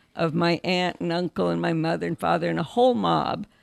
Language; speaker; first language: English; early bilingual, other home language; Russian